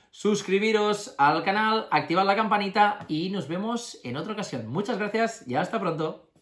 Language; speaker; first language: Spanish; native; Spanish